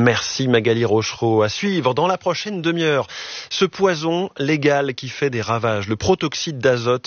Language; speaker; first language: French; native; French